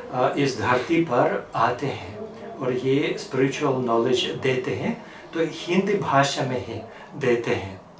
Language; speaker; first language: Hindi; non-native, fluent; Russian